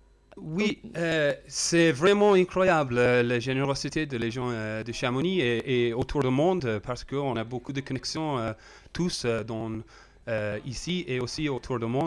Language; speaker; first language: French; non-native, learner; English